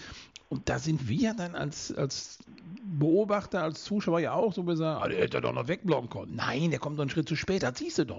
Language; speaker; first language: German; native; German